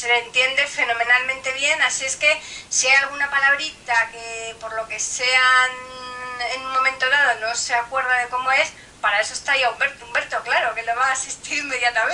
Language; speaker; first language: Spanish; native; Spanish